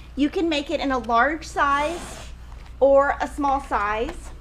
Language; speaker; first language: English; native; English